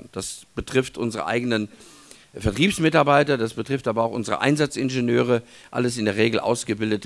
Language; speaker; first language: German; native; German